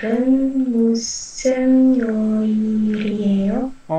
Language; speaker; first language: Korean; non-native, learner; Indonesian